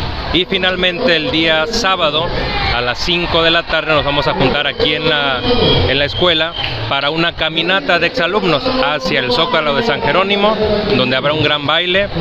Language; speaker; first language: Spanish; native; Spanish